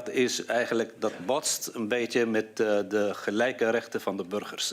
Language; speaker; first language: Dutch; non-native, fluent; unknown